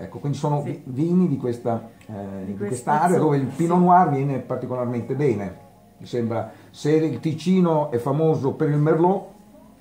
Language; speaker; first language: Italian; native; Italian